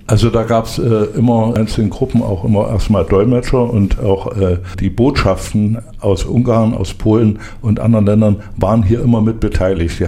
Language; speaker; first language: German; native; German